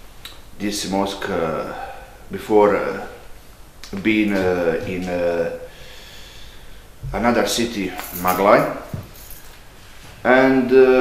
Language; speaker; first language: English; non-native, learner; Bosnian